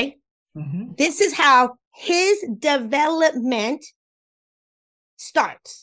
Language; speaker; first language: English; non-native, fluent; Spanish